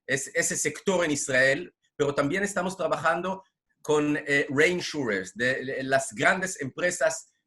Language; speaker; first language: Spanish; non-native, fluent; Hebrew